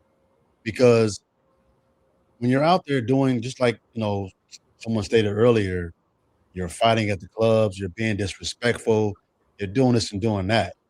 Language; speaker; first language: English; native; English